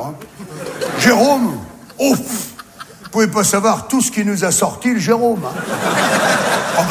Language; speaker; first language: French; native; French